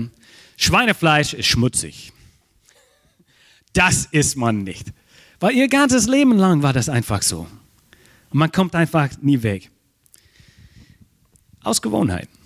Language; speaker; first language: German; non-native, fluent; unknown